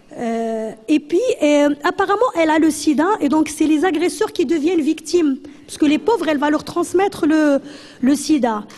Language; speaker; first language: French; non-native, local second language; Arabic